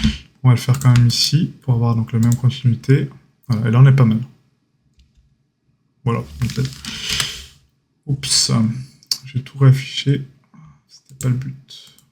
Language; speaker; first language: French; native; French